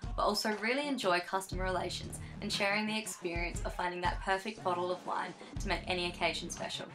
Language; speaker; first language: English; native; English